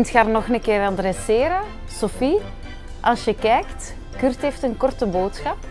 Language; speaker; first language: Dutch; native; Dutch